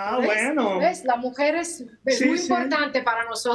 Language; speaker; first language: Spanish; non-native, learner; Italian